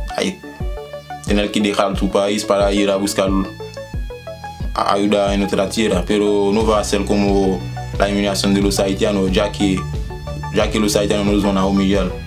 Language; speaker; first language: Spanish; non-native, fluent; Haitian Creole